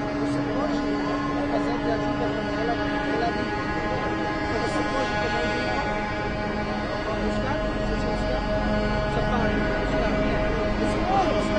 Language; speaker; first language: Portuguese; non-native, learner; Spanish